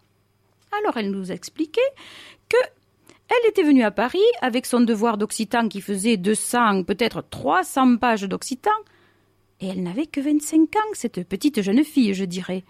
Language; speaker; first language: French; native; French